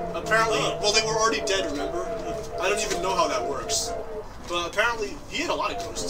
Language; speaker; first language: English; native; English